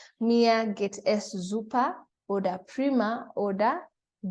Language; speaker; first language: German; non-native, fluent; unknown